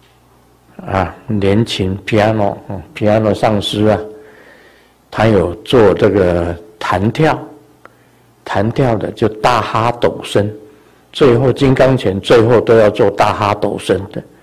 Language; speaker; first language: Chinese; native; Chinese